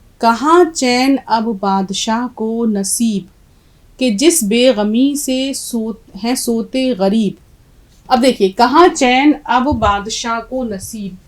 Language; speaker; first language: Urdu; native; Urdu